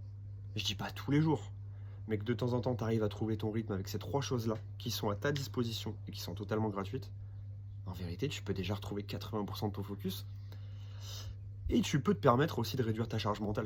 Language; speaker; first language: French; native; French